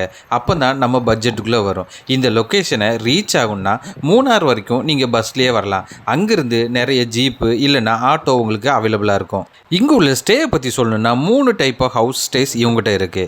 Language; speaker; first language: Tamil; native; Tamil